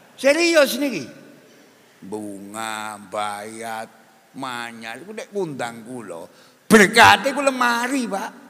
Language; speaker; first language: Indonesian; non-native, local second language; Javanese